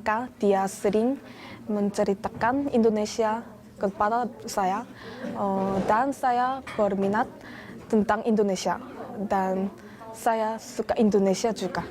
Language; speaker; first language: Indonesian; non-native, learner; Korean